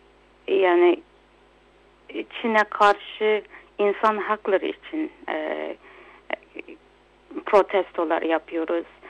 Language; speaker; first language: Turkish; non-native, local second language; Uyghur